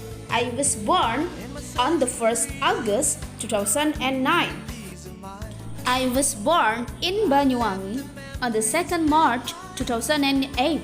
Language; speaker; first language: English; non-native, fluent; Indonesian